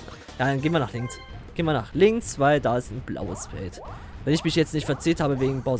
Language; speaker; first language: German; native; German